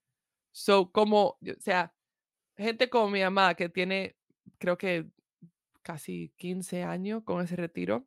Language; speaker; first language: Spanish; early bilingual, heritage; Spanish